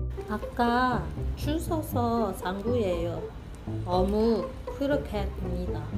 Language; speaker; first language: Korean; non-native, learner; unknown